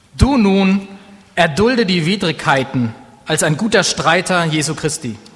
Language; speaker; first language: German; native; German